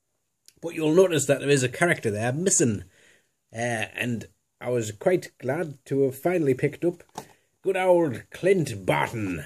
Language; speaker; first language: English; native; English